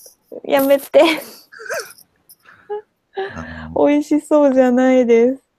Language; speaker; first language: Japanese; non-native, fluent; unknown